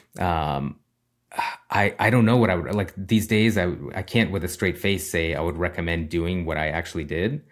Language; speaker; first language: English; early bilingual, other home language; Russian